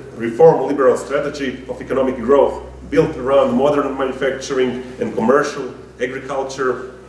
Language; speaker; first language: English; non-native, fluent; Croatian